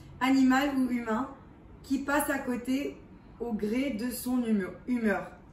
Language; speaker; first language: French; early bilingual, heritage; English